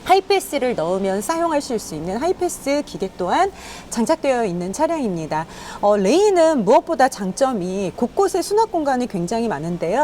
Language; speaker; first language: Korean; native; Korean